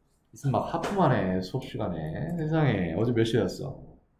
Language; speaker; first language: Korean; native; Korean